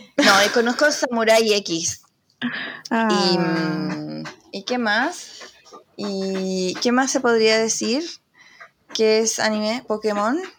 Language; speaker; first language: Spanish; native; Spanish